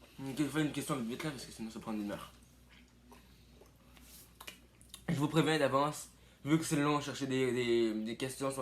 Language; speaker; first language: French; native; French